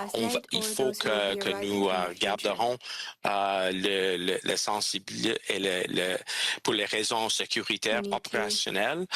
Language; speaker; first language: French; non-native, local second language; English